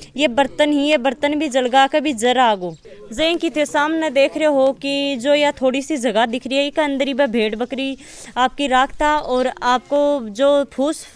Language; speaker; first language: Hindi; native; Hindi